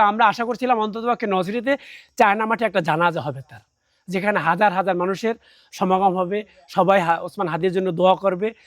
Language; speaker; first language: Bangla; native; Bangla